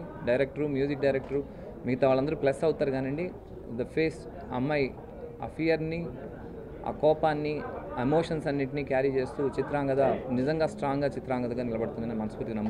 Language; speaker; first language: Telugu; native; Telugu